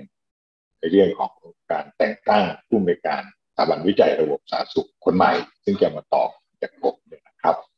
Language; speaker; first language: Thai; native; Thai